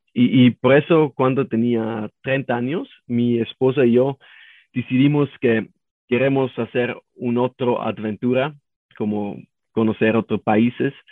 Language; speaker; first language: Spanish; non-native, learner; German